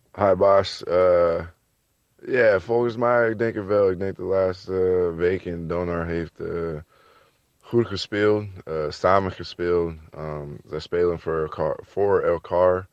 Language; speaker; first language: Dutch; non-native, fluent; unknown